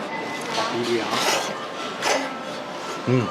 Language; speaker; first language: Japanese; native; Japanese